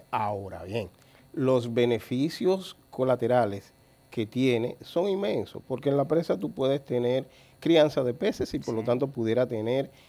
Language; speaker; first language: Spanish; native; Spanish